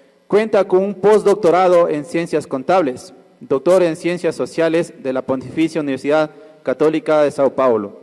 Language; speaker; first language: Spanish; native; Spanish